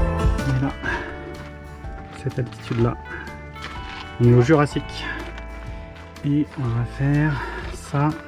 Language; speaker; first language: French; native; French